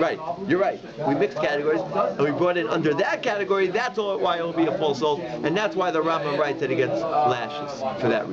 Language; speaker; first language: English; native; English